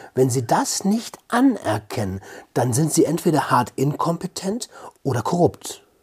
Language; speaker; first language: German; native; German